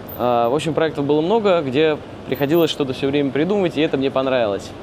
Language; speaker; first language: Russian; native; Russian